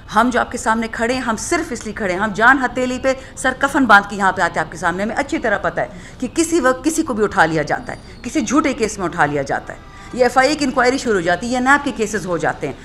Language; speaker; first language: Urdu; non-native, local second language; Pashto